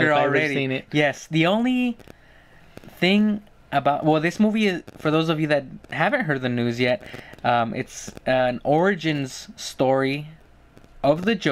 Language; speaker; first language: English; native; English